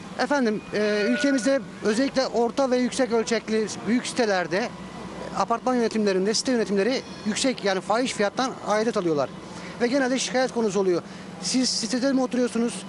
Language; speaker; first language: Turkish; native; Turkish